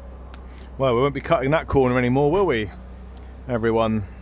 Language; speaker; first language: English; native; English